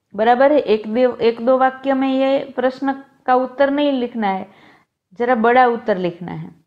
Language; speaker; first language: Hindi; non-native, local second language; Gujarati